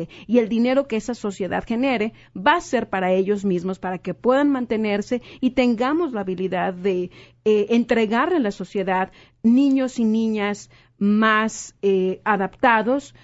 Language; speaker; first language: Spanish; native; Spanish